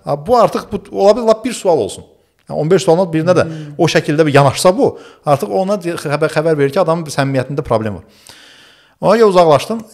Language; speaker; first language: Azerbaijani; early bilingual, other home language; Turkish